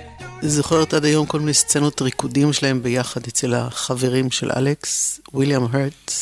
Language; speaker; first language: Hebrew; native; Hebrew